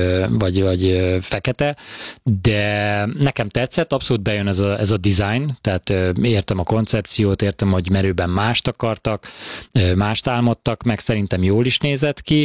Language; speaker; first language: Hungarian; native; Hungarian